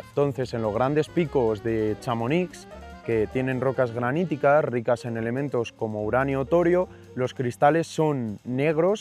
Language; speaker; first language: Spanish; native; Spanish